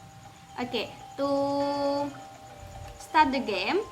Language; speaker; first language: English; non-native, learner; Indonesian